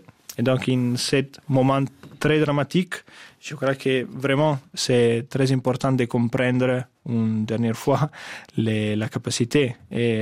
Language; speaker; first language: French; non-native, fluent; Italian